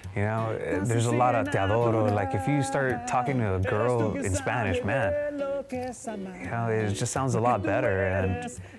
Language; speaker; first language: English; native; English